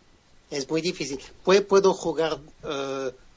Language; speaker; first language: Spanish; non-native, fluent; French